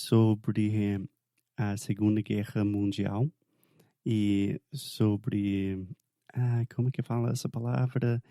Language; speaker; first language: Portuguese; non-native, fluent; English